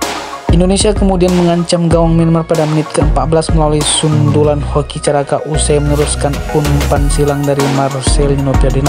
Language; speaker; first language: Indonesian; native; Indonesian